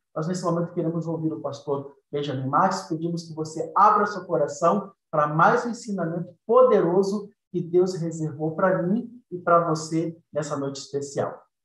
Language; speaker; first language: Portuguese; native; Portuguese